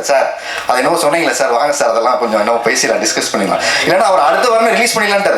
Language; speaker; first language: Tamil; native; Tamil